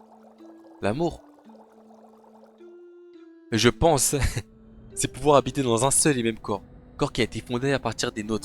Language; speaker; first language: French; native; French